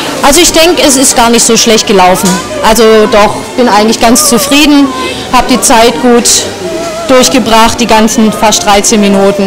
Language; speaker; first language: German; native; German